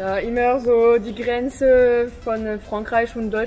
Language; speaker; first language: German; non-native, learner; French